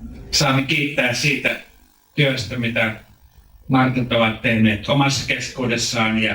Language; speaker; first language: Finnish; native; Finnish